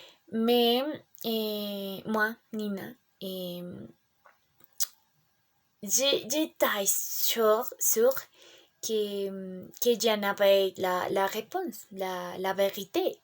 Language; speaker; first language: French; non-native, learner; Spanish